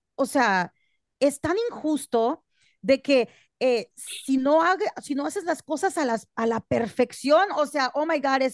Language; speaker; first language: Spanish; early bilingual, heritage; Spanish